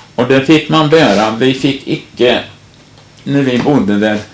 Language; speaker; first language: Swedish; native; Swedish